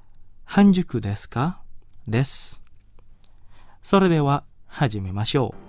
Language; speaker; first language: Japanese; non-native, fluent; Indonesian